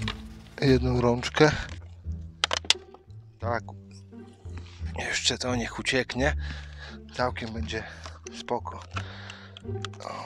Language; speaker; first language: Polish; native; Polish